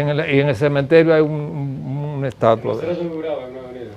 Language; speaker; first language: Spanish; native; Spanish